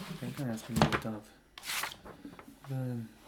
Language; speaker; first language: Norwegian; non-native, fluent; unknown